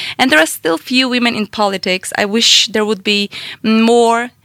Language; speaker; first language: English; non-native, fluent; Polish